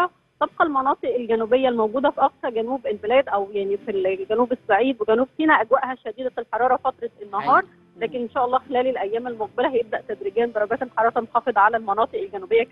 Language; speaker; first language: Arabic; native; Arabic